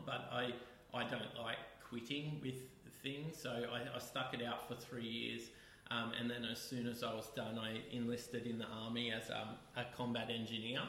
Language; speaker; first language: English; native; English